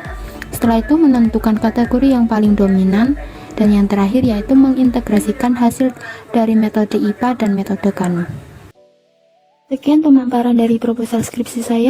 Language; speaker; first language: Indonesian; native; Indonesian